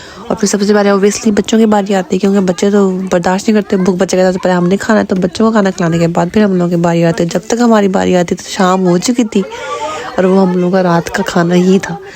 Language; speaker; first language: Urdu; native; Urdu